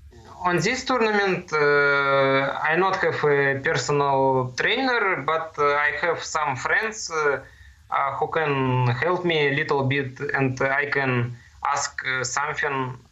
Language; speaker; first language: English; non-native, learner; Russian